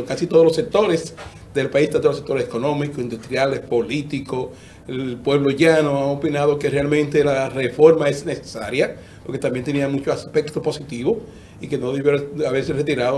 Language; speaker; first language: Spanish; native; Spanish